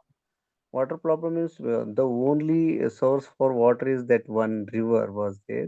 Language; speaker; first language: English; non-native, learner; Kannada